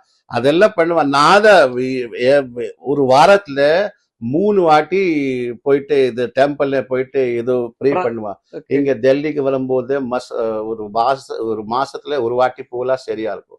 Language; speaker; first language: Tamil; non-native, fluent; Hindi